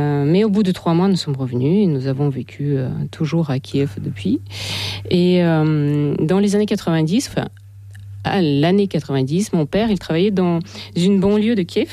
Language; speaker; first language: French; non-native, fluent; Russian